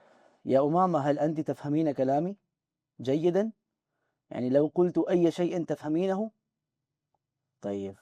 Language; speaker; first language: Arabic; non-native, fluent; Urdu